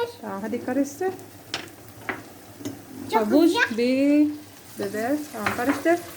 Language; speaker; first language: Turkish; non-native, learner; Cebuano